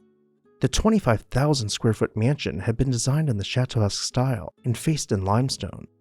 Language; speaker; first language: English; native; English